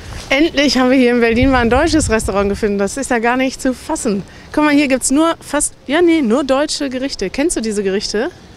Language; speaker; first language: German; native; German